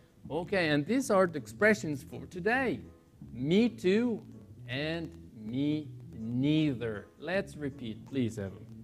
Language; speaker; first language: English; non-native, fluent; Spanish